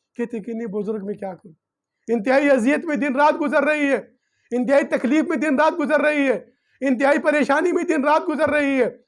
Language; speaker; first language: Urdu; non-native, local second language; Pashto